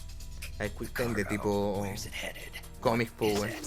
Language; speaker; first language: Spanish; native; Spanish